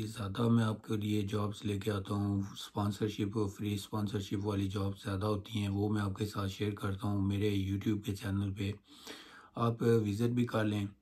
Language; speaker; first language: Urdu; non-native, local second language; Punjabi